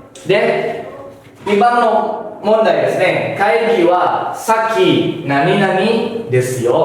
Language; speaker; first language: Japanese; non-native, fluent; Indonesian